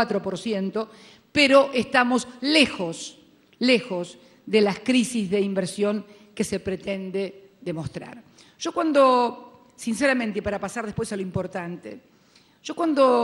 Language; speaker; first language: Spanish; native; Spanish